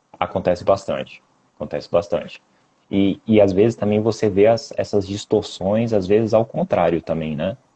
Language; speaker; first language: Portuguese; native; Portuguese